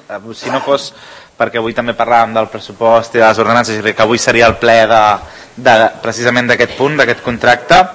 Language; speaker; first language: Catalan; native; Catalan